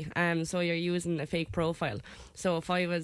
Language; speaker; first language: English; native; English